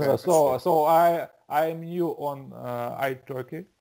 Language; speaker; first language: English; non-native, learner; Russian